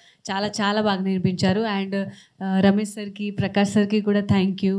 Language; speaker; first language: Telugu; non-native, fluent; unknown